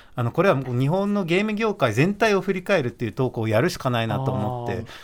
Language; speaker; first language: Japanese; non-native, fluent; Dutch